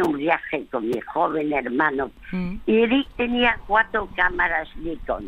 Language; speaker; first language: Spanish; early bilingual, other home language; French